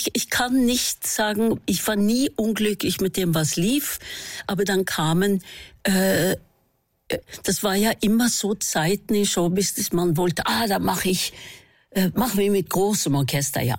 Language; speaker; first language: German; non-native, fluent; Norwegian